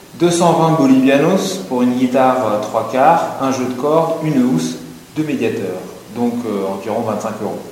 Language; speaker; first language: French; native; French